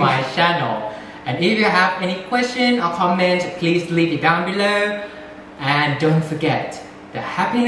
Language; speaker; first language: English; non-native, fluent; Thai